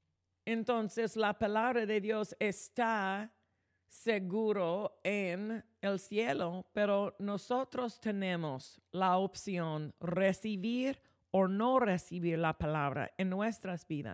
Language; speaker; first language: Spanish; non-native, fluent; English